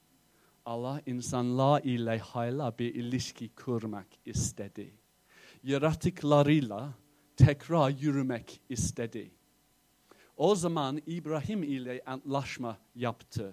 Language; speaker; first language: Turkish; non-native, fluent; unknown